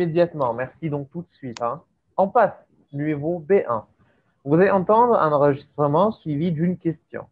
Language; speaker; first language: French; native; French